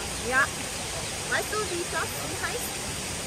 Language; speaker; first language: German; non-native, learner; Thai